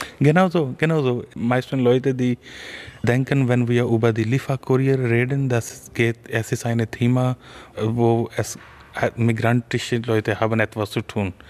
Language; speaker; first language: German; non-native, fluent; Urdu